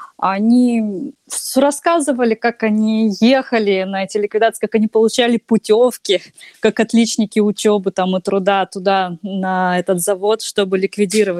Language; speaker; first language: Russian; native; Russian